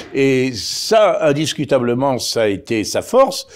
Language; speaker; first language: French; native; French